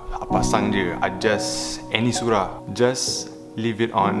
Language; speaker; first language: English; non-native, local second language; Malay